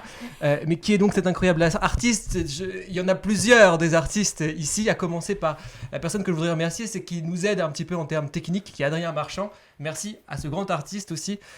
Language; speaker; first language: French; native; French